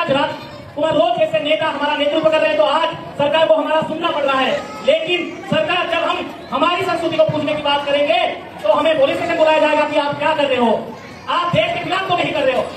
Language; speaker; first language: Hindi; non-native, local second language; Bhili